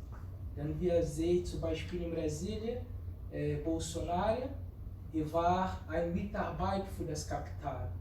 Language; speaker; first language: German; non-native, learner; Portuguese